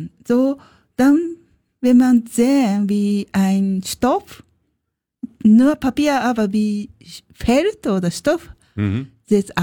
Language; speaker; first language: German; non-native, learner; Japanese